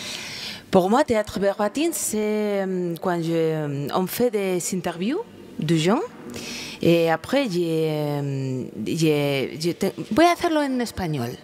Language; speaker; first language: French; non-native, fluent; Spanish